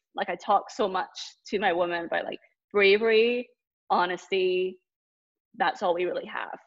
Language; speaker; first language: English; native; English